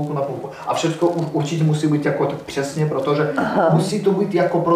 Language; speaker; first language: Czech; non-native, learner; Russian